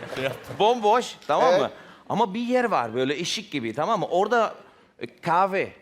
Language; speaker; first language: Turkish; non-native, fluent; Spanish